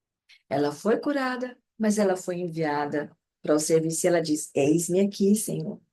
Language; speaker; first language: Portuguese; native; Portuguese